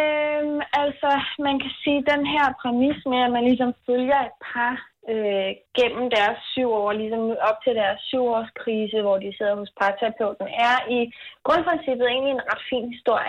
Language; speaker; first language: Danish; native; Danish